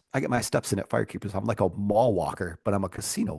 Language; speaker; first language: English; native; English